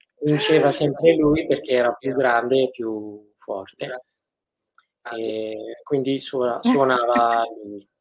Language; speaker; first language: Italian; non-native, fluent; Kurdish